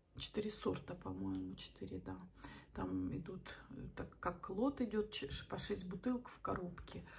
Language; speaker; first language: Russian; native; Russian